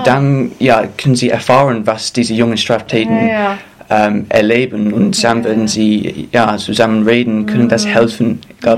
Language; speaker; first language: German; non-native, fluent; English